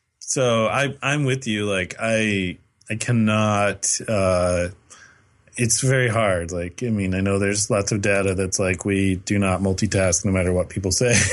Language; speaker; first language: English; native; English